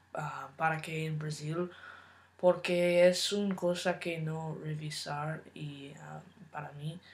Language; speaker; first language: Spanish; non-native, learner; English